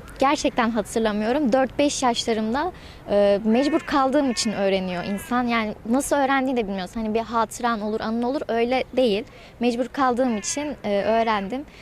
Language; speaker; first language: Turkish; native; Turkish